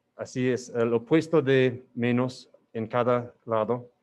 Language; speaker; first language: Spanish; non-native, learner; English